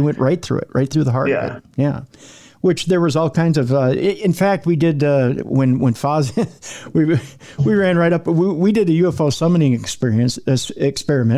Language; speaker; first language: English; native; English